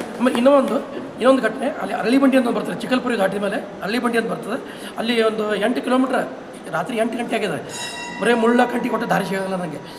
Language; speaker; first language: Kannada; native; Kannada